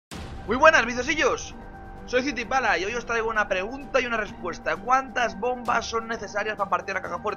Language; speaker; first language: Spanish; native; Spanish